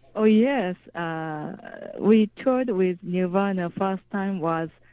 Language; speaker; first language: English; non-native, fluent; Japanese